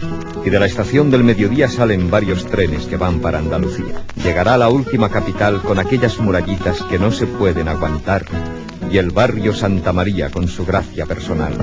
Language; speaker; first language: Spanish; native; Spanish